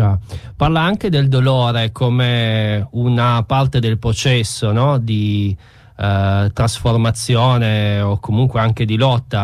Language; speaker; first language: Italian; native; Italian